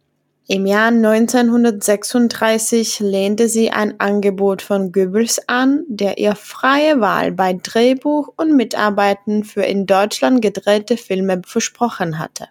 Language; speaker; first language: German; non-native, fluent; Czech